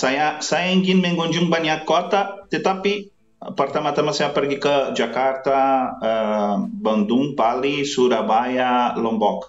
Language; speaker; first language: Indonesian; non-native, learner; Portuguese